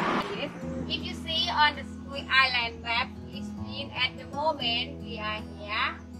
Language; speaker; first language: English; non-native, learner; Thai